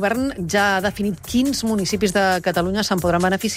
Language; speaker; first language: Catalan; native; Catalan